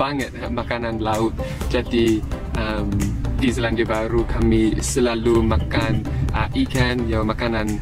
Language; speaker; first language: Indonesian; non-native, learner; English